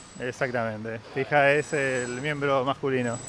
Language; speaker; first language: Spanish; native; Spanish